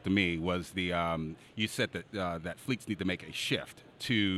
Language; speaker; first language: English; native; English